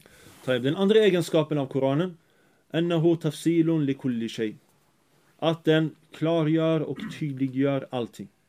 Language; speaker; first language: Swedish; early bilingual, other home language; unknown